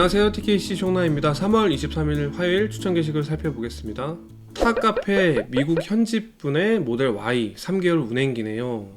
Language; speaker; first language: Korean; native; Korean